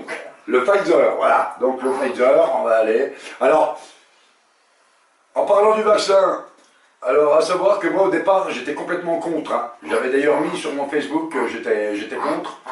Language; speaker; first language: French; native; French